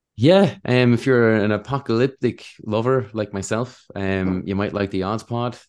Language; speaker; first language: English; native; English